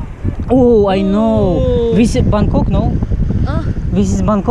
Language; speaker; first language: English; non-native, learner; Russian